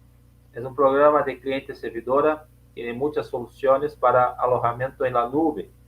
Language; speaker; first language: Spanish; non-native, learner; Portuguese